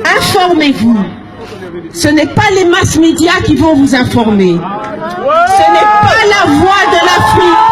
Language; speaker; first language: French; early bilingual, other home language; Lingala